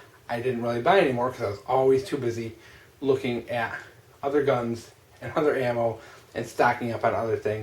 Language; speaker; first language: English; native; English